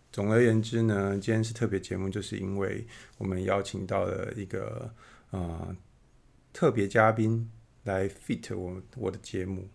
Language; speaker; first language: Chinese; native; Chinese